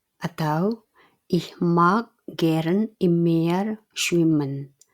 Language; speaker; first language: German; non-native, fluent; Indonesian